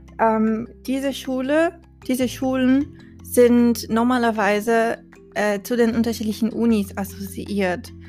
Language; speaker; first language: German; non-native, fluent; Portuguese